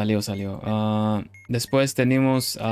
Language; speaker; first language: Spanish; non-native, learner; Dutch